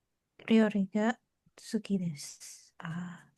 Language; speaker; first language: Japanese; non-native, learner; Indonesian